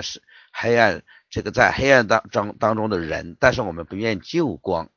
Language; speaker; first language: Chinese; native; Chinese